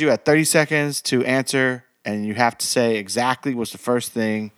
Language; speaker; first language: English; early bilingual, other home language; Spanish